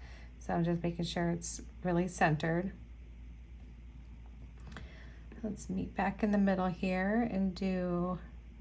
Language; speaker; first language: English; native; English